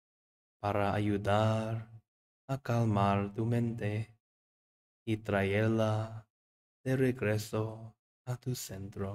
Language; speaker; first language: Spanish; non-native, fluent; English